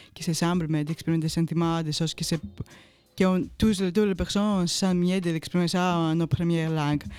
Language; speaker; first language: French; non-native, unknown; Greek